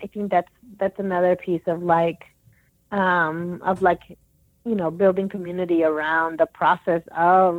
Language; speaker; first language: English; native; English